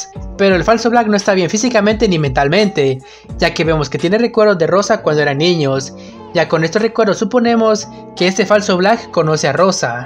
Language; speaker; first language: Spanish; native; Spanish